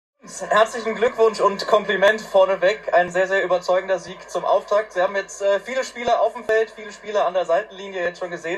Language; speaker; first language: German; native; German